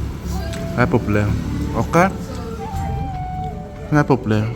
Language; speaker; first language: French; non-native, learner; Filipino